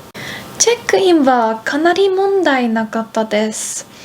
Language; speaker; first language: Japanese; non-native, fluent; Dutch